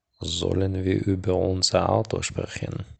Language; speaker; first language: German; non-native, fluent; Ukrainian